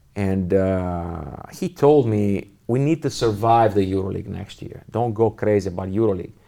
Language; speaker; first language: English; non-native, fluent; Italian